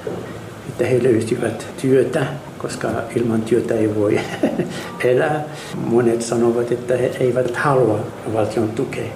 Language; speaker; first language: Finnish; non-native, fluent; Arabic